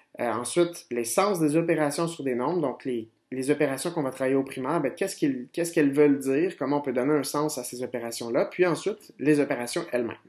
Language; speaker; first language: French; native; French